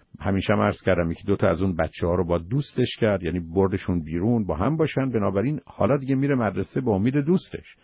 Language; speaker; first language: Persian; native; Persian